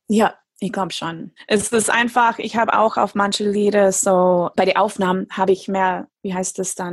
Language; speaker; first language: German; non-native, fluent; English